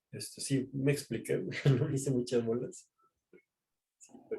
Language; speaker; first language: Spanish; native; Spanish